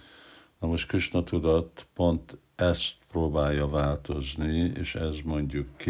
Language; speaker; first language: Hungarian; non-native, fluent; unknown